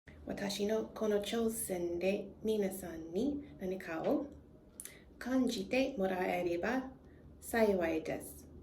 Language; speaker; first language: Japanese; non-native, learner; English